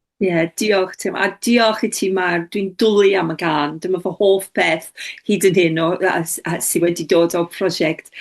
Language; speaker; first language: Welsh; non-native, local second language; English